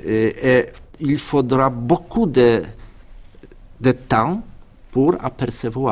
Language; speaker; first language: French; non-native, fluent; Polish